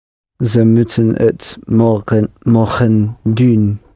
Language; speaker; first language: Dutch; non-native, learner; English